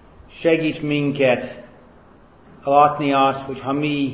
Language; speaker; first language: Hungarian; non-native, fluent; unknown